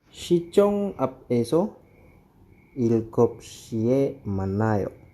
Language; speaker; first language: Korean; non-native, fluent; Indonesian